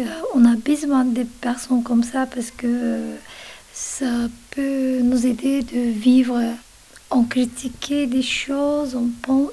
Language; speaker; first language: French; non-native, fluent; Kurdish